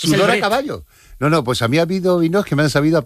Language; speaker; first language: Spanish; native; Spanish